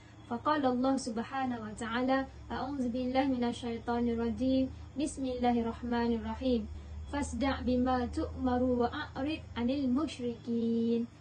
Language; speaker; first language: Arabic; non-native, learner; Malay